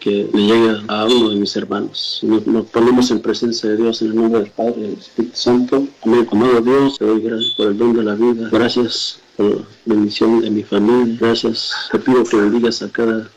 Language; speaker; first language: Spanish; native; Spanish